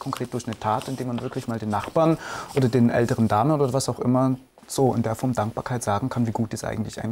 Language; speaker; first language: German; native; German